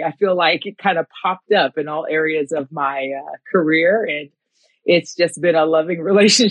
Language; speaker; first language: English; native; English